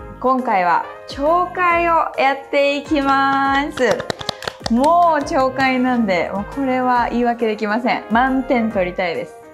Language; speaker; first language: Japanese; native; Japanese